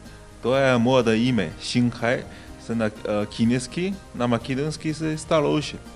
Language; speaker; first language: Macedonian; non-native, learner; Chinese